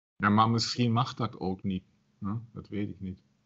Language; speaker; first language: Dutch; non-native, learner; German